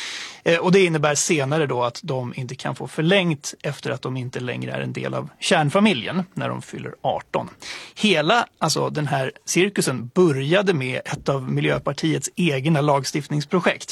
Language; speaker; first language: Swedish; native; Swedish